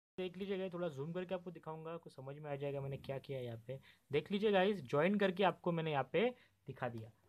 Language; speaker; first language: Hindi; non-native, local second language; Marathi